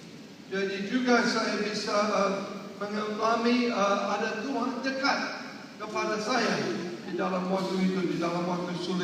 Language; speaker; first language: Indonesian; non-native, learner; English